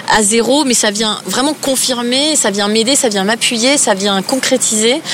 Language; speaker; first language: French; native; French